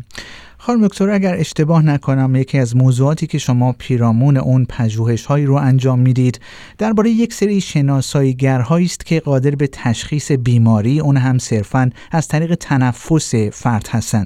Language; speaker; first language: Persian; native; Persian